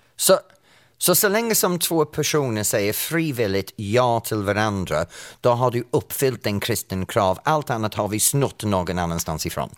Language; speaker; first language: Swedish; non-native, fluent; English